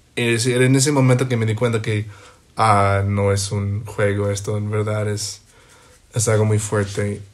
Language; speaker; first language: Spanish; non-native, fluent; English